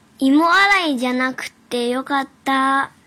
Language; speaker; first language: Japanese; early bilingual, other home language; Chinese